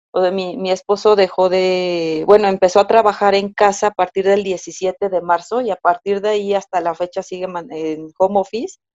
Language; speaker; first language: Spanish; native; Spanish